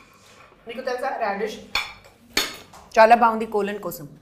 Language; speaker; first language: Telugu; non-native, local second language; Hindi